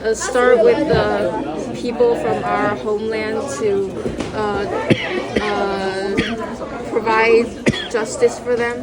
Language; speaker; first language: English; non-native, fluent; Chinese